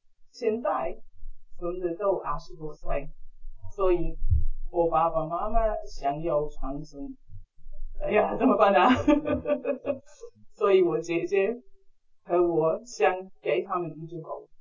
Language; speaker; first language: Chinese; non-native, fluent; English